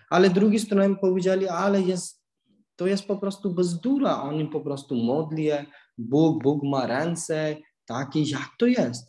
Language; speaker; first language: Polish; non-native, learner; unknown